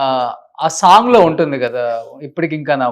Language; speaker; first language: Telugu; native; Telugu